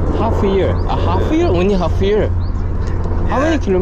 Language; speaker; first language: English; non-native, learner; Korean